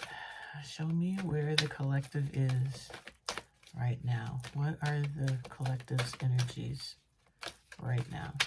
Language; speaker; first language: English; native; English